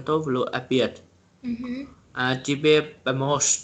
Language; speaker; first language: Russian; non-native, learner; Vietnamese